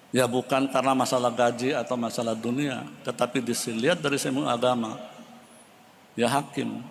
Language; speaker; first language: Indonesian; non-native, local second language; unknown